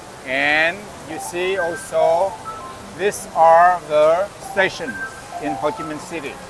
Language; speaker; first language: English; non-native, learner; Vietnamese